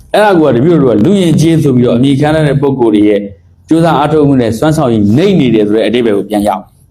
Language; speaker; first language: Burmese; native; Burmese